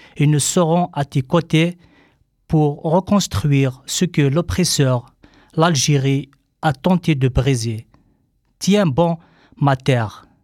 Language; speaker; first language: French; non-native, local second language; Kabyle